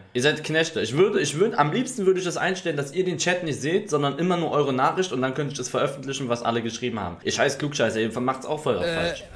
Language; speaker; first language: German; native; German